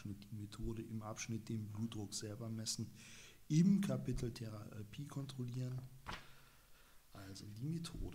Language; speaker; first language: German; native; German